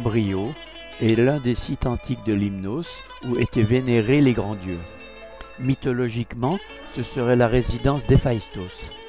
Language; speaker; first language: French; native; French